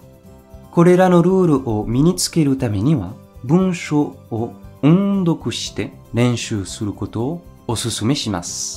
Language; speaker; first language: Japanese; non-native, fluent; French